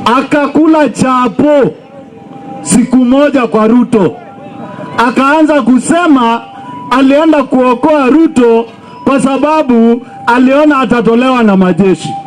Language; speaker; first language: Swahili; non-native, local second language; Kikuyu